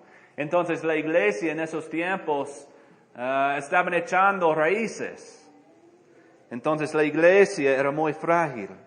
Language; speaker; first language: Spanish; non-native, fluent; English